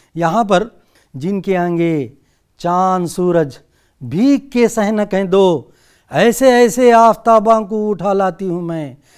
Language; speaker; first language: Urdu; native; Urdu